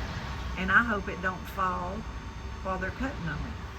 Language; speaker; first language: English; native; English